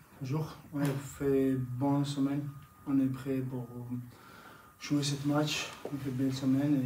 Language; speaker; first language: French; non-native, learner; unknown